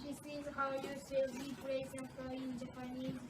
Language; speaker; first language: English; non-native, learner; Japanese